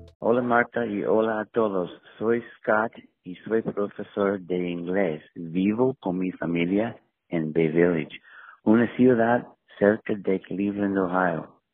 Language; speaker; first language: Spanish; non-native, learner; English